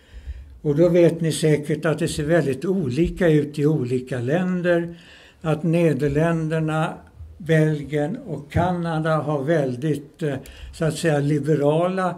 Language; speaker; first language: Swedish; native; Swedish